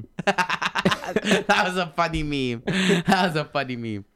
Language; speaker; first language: English; non-native, fluent; Spanish